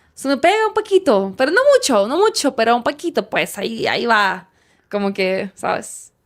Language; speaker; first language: Spanish; non-native, fluent; Russian